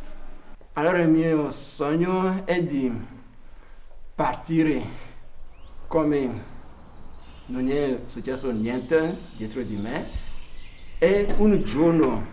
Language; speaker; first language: Italian; non-native, fluent; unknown